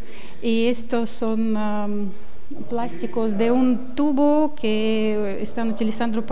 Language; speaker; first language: Spanish; non-native, learner; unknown